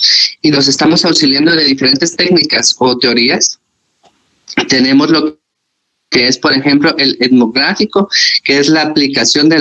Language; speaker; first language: Spanish; native; Spanish